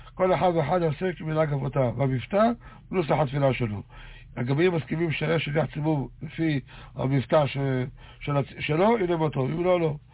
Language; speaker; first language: Hebrew; native; Hebrew